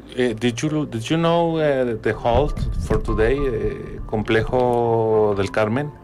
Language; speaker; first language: English; non-native, learner; Spanish